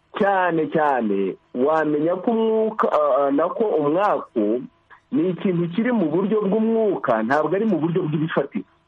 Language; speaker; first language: Kinyarwanda; native; Kinyarwanda